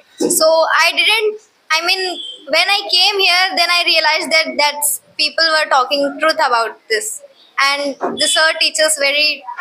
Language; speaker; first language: English; non-native, learner; Hindi